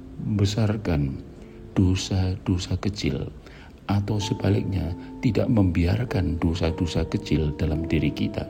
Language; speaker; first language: Indonesian; native; Indonesian